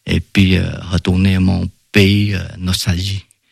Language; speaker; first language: French; non-native, fluent; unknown